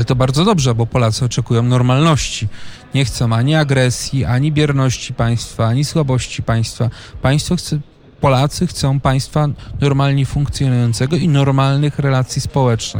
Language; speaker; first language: Polish; native; Polish